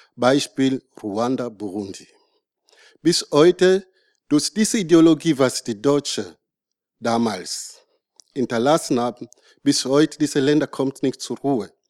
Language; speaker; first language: German; non-native, learner; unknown